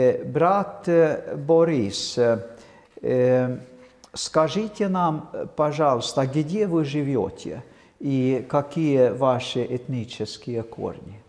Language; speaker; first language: Russian; non-native, fluent; Swedish